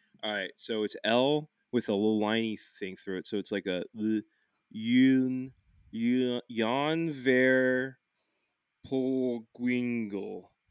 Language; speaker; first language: English; native; English